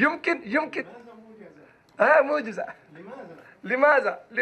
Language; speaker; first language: Arabic; non-native, fluent; Urdu